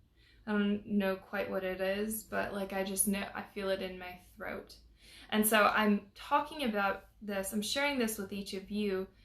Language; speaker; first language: English; native; English